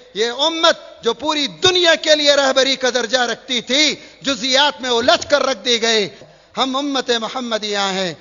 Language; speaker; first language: Urdu; native; Urdu